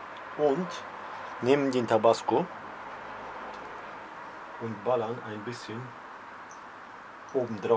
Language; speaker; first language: German; early bilingual, other home language; Polish